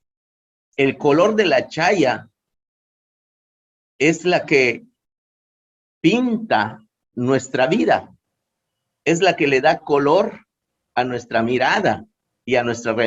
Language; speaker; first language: Spanish; non-native, local second language; Yucateco